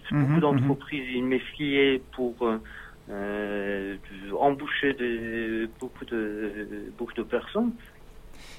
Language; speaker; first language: French; non-native, learner; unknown